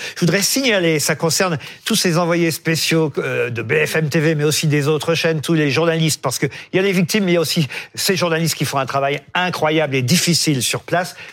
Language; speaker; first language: French; native; French